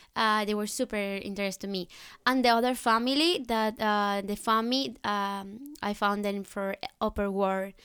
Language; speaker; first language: English; non-native, fluent; Spanish